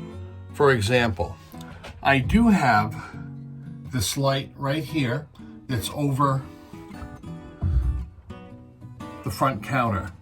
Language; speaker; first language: English; native; English